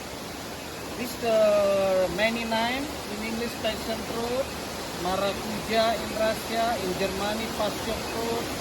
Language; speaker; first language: English; non-native, learner; Balinese